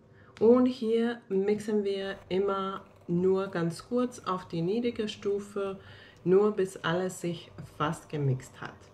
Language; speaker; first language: German; non-native, fluent; Finnish